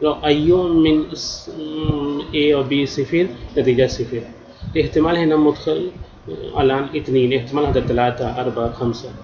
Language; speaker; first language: Arabic; non-native, learner; Urdu